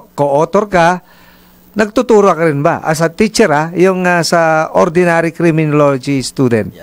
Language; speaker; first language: Filipino; native; Filipino